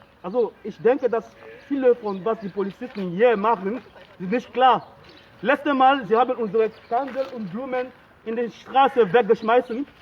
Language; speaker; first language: German; non-native, learner; French